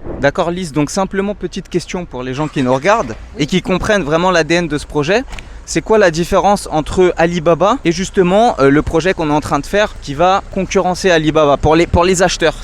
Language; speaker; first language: French; native; French